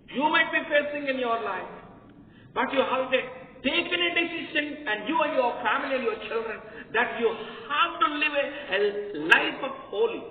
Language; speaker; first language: English; non-native, local second language; Telugu